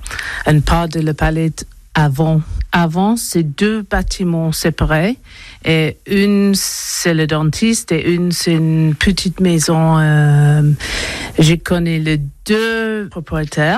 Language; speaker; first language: French; non-native, learner; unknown